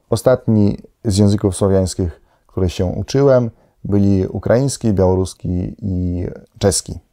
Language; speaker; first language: Polish; non-native, fluent; Slovenian